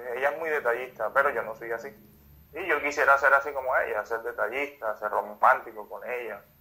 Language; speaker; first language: Spanish; native; Spanish